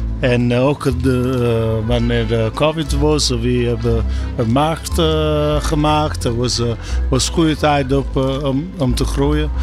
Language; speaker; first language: Dutch; non-native, learner; Italian